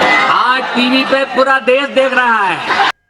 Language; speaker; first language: Hindi; native; Hindi